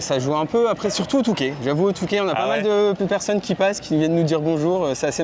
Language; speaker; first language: French; native; French